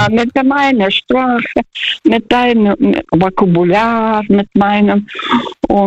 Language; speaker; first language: German; early bilingual, heritage; Russian